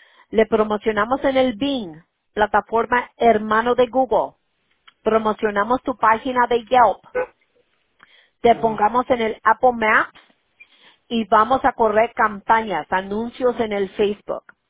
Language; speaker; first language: Spanish; early bilingual, heritage; Spanish